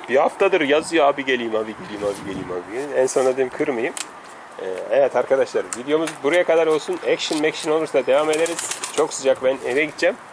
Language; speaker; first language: Turkish; native; Turkish